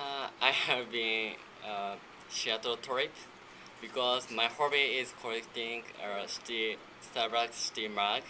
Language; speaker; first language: English; non-native, learner; Japanese